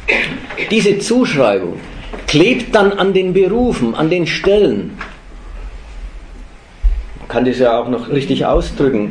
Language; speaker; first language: German; native; German